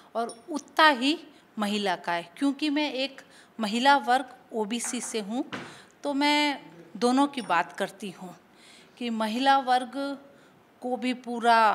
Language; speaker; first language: Hindi; native; Hindi